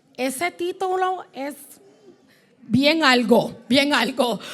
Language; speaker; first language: Spanish; early bilingual, heritage; Spanish